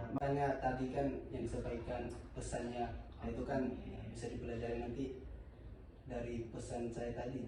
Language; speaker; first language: Indonesian; non-native, fluent; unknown